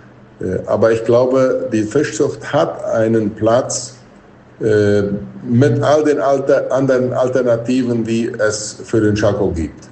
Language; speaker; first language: German; non-native, local second language; Plautdietsch